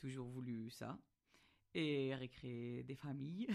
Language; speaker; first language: French; non-native, fluent; Spanish